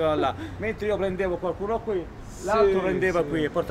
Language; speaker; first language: Italian; native; Italian